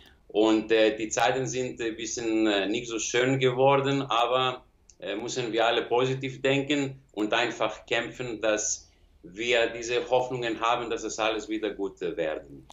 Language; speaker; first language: German; non-native, learner; Greek